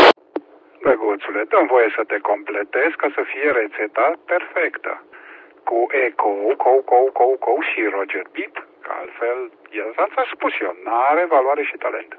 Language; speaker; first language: Romanian; native; Romanian